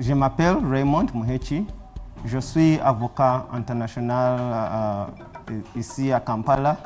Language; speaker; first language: French; non-native, learner; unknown